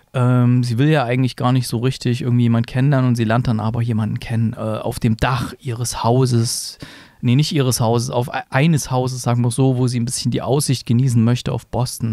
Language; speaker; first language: German; native; German